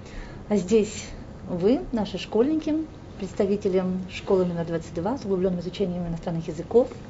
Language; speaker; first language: Russian; native; Russian